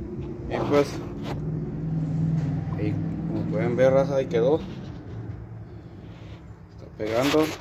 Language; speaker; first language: Spanish; native; Spanish